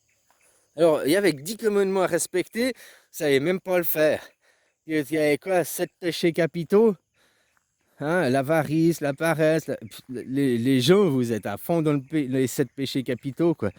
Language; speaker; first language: French; native; French